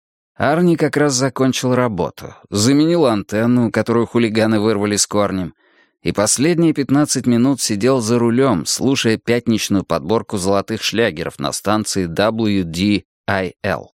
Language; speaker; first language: Russian; native; Russian